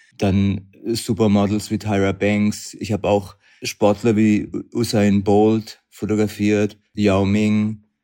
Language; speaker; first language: German; native; German